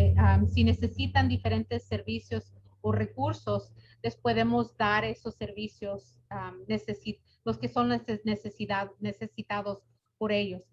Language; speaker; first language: Spanish; early bilingual, other home language; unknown